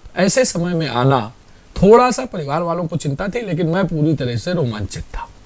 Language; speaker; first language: Hindi; native; Hindi